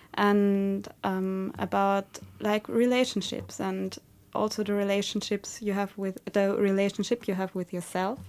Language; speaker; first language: English; non-native, fluent; German